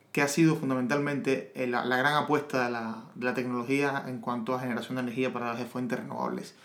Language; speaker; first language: Spanish; native; Spanish